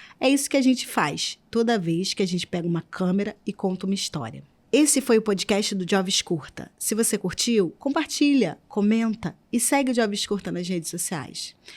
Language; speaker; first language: Portuguese; native; Portuguese